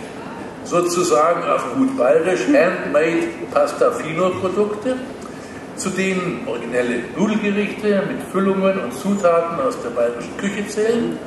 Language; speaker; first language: German; native; German